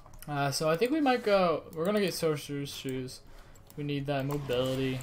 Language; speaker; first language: English; native; English